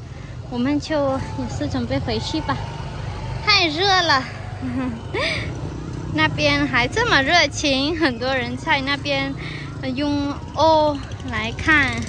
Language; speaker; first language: Chinese; non-native, fluent; Vietnamese